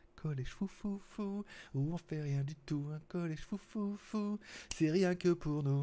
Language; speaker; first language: French; native; French